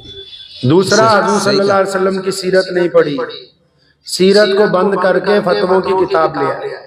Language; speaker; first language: Urdu; native; Urdu